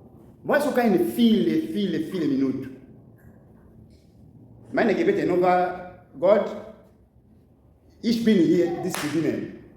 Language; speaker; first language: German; non-native, learner; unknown